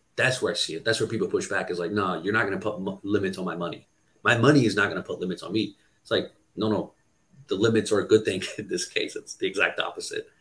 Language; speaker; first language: English; non-native, fluent; Portuguese